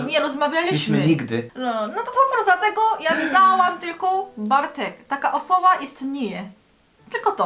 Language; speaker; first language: Polish; non-native, learner; Korean